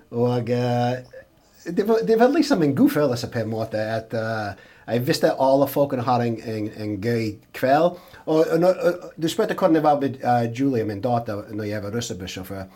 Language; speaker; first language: Norwegian; non-native, fluent; English